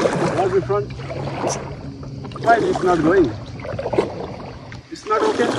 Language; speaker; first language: English; non-native, learner; Persian